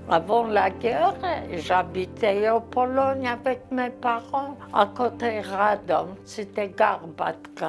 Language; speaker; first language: French; non-native, learner; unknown